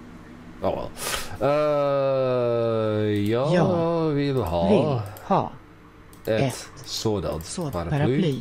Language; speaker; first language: Swedish; non-native, learner; English